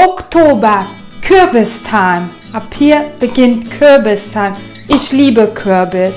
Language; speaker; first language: German; non-native, fluent; Italian